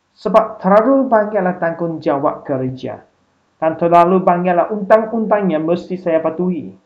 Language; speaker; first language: Malay; non-native, local second language; Chinese